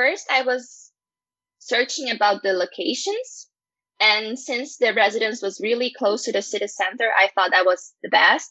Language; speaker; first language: English; non-native, fluent; Portuguese